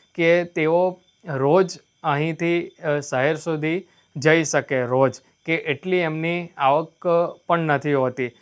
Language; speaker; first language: Gujarati; non-native, local second language; Gamit